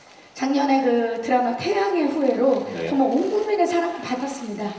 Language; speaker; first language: Korean; native; Korean